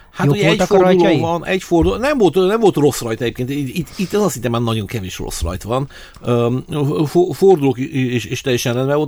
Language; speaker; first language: Hungarian; native; Hungarian